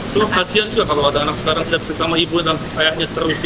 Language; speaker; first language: Indonesian; non-native, learner; Turkish